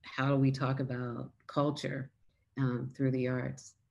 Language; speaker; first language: English; native; English